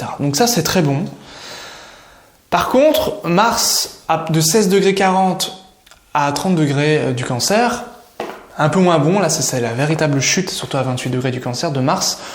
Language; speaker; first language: French; native; French